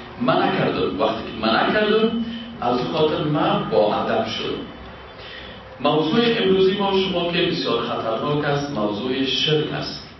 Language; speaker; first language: Persian; native; Persian